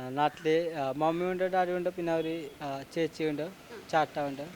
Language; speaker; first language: Malayalam; non-native, learner; Odia